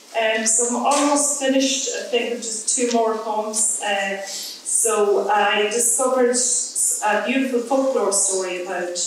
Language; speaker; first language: English; native; English